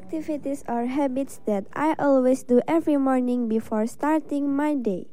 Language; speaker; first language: English; non-native, learner; Indonesian